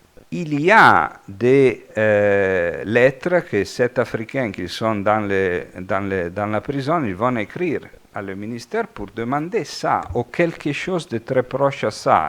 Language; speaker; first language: French; non-native, fluent; Italian